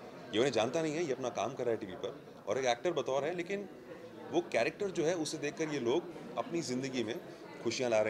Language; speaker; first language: Hindi; native; Hindi